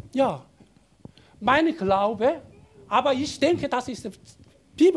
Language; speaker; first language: German; non-native, learner; Korean